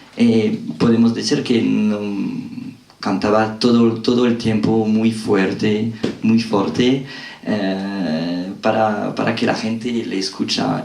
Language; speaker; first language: Spanish; non-native, fluent; French